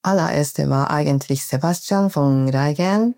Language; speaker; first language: German; non-native, fluent; Japanese